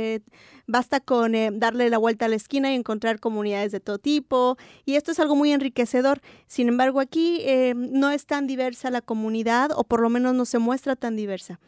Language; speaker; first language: Spanish; native; Spanish